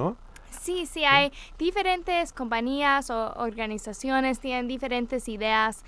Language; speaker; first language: Spanish; non-native, learner; English